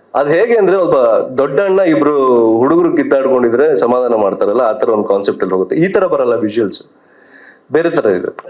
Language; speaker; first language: Kannada; native; Kannada